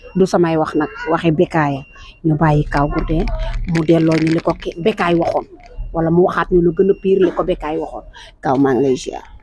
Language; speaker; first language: Wolof; native; Wolof